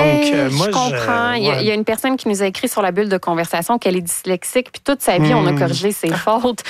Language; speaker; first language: French; native; French